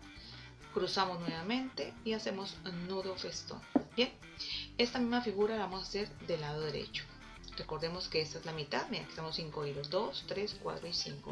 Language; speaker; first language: Spanish; native; Spanish